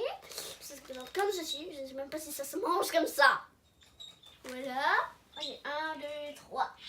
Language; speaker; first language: French; native; French